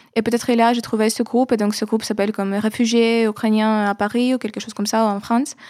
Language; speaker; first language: French; non-native, fluent; Ukrainian